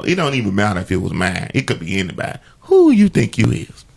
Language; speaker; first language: English; native; English